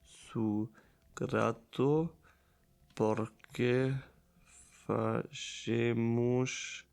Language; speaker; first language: Portuguese; non-native, learner; German